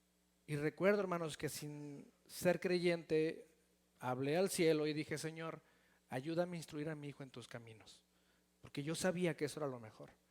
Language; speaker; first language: Spanish; native; Spanish